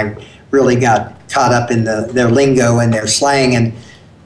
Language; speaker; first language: English; native; English